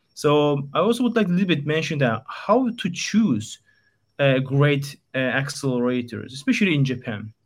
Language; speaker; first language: English; non-native, fluent; Turkish